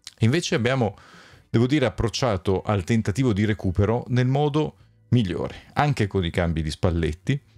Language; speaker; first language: Italian; native; Italian